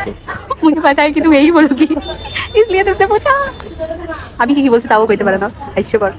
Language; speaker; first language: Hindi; non-native, learner; Bangla